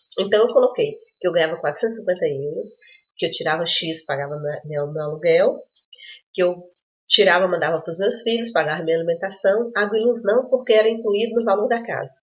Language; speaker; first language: Portuguese; native; Portuguese